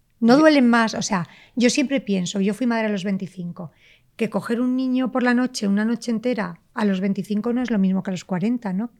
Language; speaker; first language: Spanish; native; Spanish